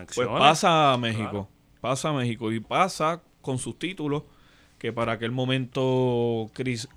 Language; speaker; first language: Spanish; native; Spanish